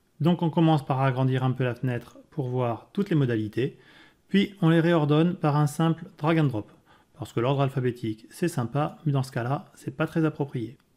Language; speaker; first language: French; native; French